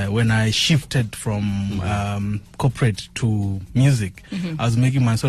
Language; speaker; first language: English; non-native, local second language; Venda